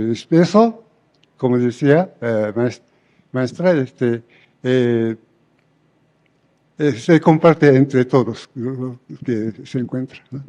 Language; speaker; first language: Spanish; non-native, fluent; Japanese